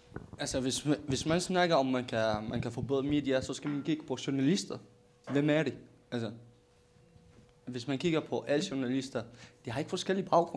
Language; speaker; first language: Danish; non-native, local second language; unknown